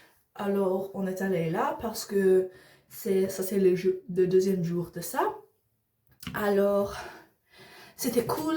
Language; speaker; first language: French; non-native, learner; English